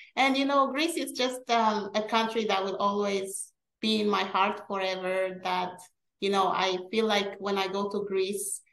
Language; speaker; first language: English; early bilingual, other home language; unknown